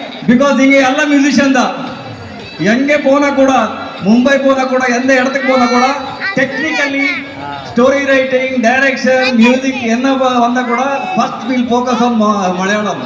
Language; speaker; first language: Tamil; non-native, learner; Kannada